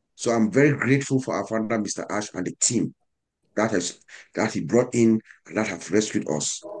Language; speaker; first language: English; native; English